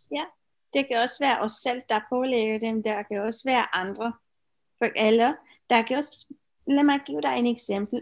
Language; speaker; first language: Danish; non-native, fluent; Romanian